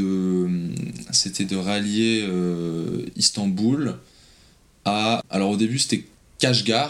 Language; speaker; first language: French; native; French